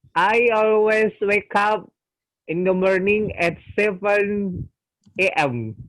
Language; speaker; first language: English; non-native, learner; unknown